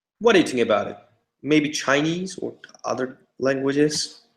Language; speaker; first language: English; non-native, fluent; Turkish